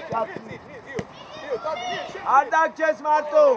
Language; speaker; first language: Georgian; native; Georgian